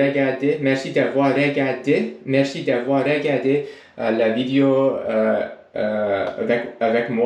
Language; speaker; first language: French; non-native, learner; English